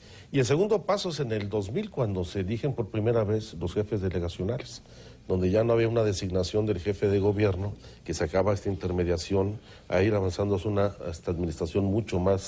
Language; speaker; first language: Spanish; native; Spanish